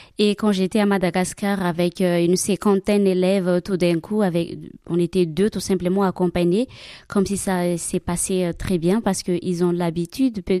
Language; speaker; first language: French; non-native, local second language; Malagasy